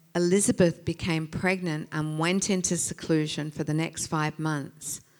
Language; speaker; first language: English; native; English